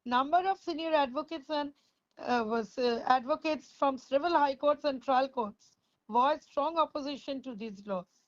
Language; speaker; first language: English; non-native, local second language; Bangla